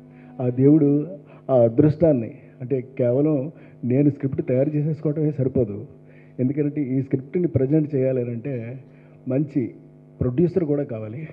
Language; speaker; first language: Telugu; native; Telugu